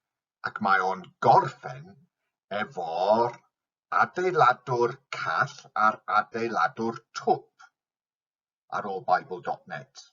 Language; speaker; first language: Welsh; non-native, fluent; English